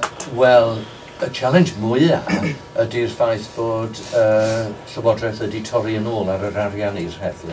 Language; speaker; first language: Welsh; non-native, local second language; English